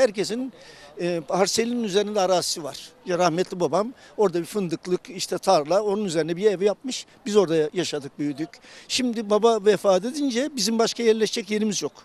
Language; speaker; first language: Turkish; native; Turkish